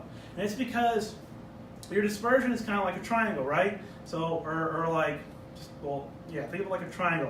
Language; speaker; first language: English; native; English